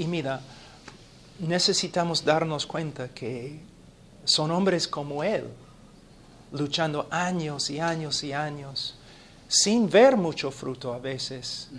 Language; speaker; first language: Spanish; non-native, fluent; English